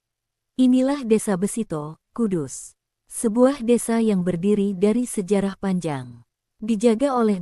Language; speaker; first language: Indonesian; native; Indonesian